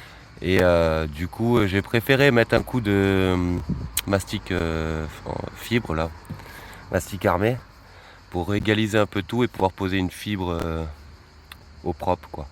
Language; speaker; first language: French; native; French